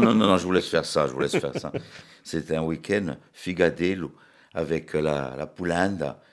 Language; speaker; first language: French; native; French